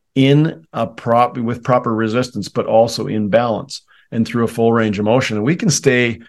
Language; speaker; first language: English; native; English